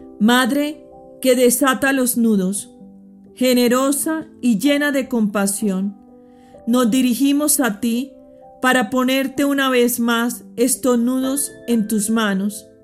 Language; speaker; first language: Spanish; native; Spanish